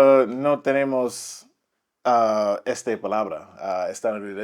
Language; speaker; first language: Spanish; non-native, learner; English